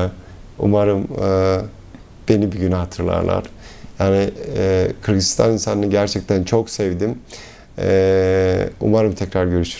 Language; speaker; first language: Turkish; early bilingual, heritage; Turkish